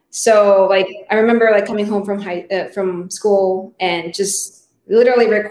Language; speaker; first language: English; non-native, local second language; Filipino